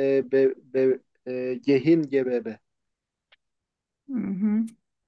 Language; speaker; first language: German; non-native, learner; Turkish